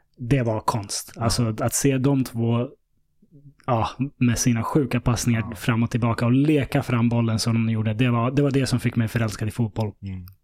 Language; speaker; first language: Swedish; early bilingual, other home language; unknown